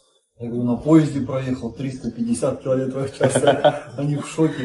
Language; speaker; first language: Russian; native; Russian